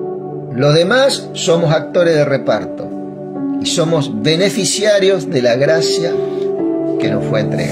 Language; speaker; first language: Spanish; native; Spanish